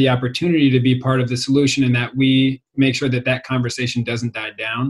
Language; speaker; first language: English; native; English